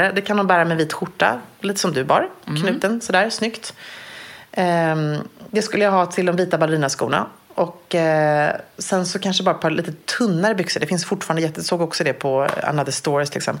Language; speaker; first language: Swedish; native; Swedish